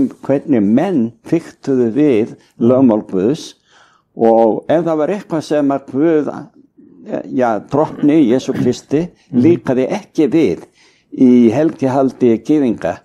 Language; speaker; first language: Icelandic; native; Icelandic